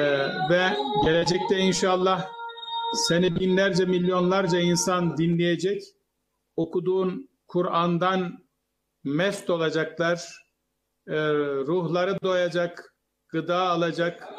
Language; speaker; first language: Turkish; native; Turkish